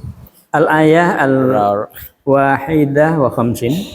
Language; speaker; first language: Arabic; non-native, local second language; Indonesian